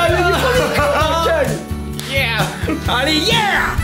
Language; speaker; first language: French; native; French